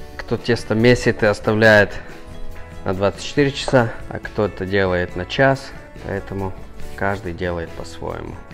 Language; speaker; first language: Russian; early bilingual, heritage; Russian